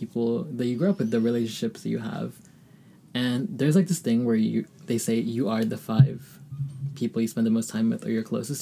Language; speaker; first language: English; early bilingual, other home language; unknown